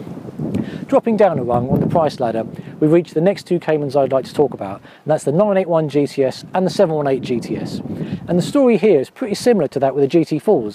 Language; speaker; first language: English; native; English